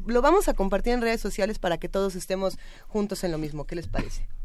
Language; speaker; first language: Spanish; native; Spanish